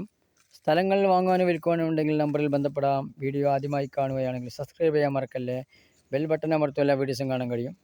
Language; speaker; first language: Malayalam; native; Malayalam